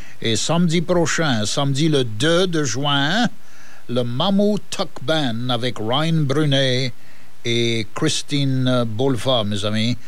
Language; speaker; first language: French; early bilingual, heritage; French